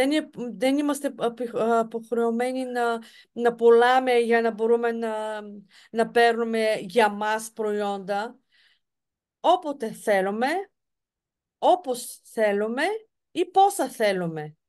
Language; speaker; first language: Greek; non-native, fluent; Bulgarian